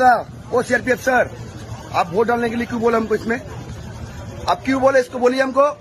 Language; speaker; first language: Hindi; non-native, local second language; Bangla